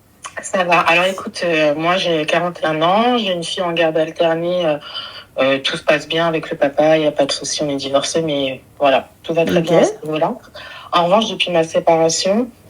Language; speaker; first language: French; native; French